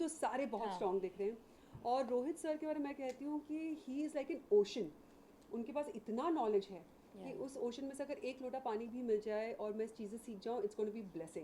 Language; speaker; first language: Hindi; native; Hindi